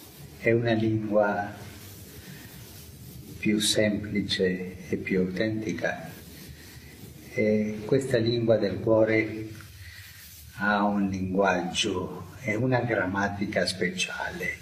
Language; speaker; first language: Italian; non-native, fluent; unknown